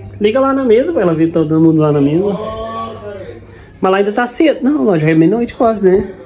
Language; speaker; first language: Portuguese; native; Portuguese